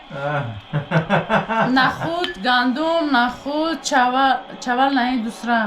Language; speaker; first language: Hindi; non-native, learner; Tajik